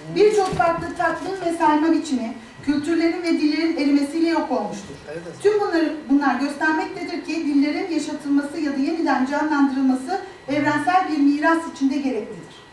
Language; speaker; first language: Turkish; native; Turkish